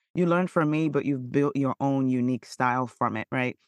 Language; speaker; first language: English; non-native, local second language; Yoruba